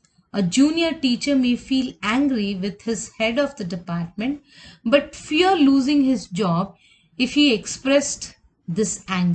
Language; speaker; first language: English; non-native, local second language; Kannada